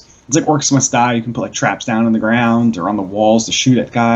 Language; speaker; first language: English; native; English